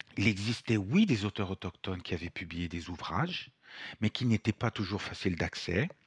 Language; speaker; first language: French; non-native, fluent; Italian